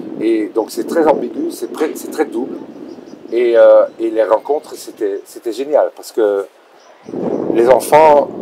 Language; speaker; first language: French; non-native, local second language; Dutch